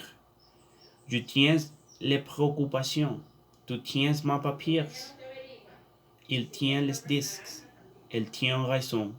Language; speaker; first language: French; non-native, learner; Spanish